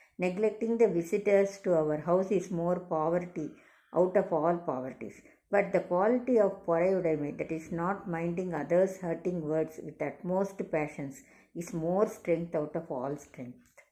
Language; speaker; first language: English; non-native, local second language; Tamil